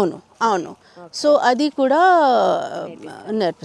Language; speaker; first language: Telugu; non-native, fluent; Hindi